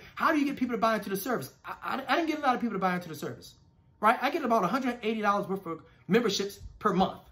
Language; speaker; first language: English; native; English